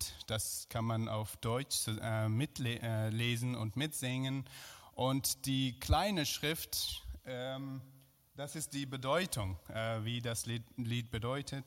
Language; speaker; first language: German; non-native, fluent; Persian